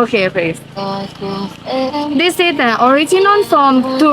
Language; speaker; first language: English; non-native, learner; Thai